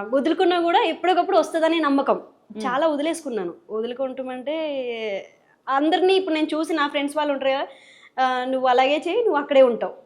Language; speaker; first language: Telugu; native; Telugu